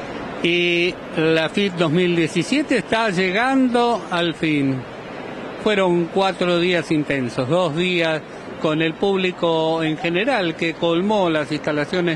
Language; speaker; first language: Spanish; native; Spanish